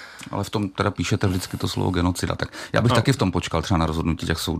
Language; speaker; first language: Czech; native; Czech